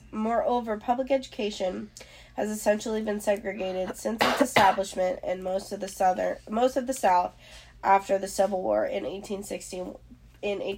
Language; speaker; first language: English; native; English